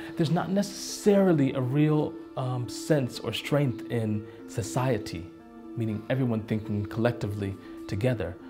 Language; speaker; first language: English; native; English